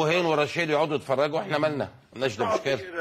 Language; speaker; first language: Arabic; native; Arabic